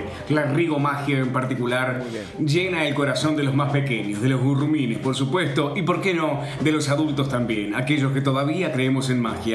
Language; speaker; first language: Spanish; native; Spanish